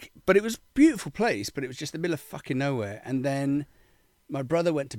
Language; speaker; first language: English; native; English